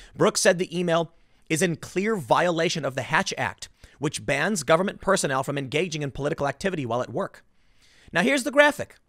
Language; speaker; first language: English; native; English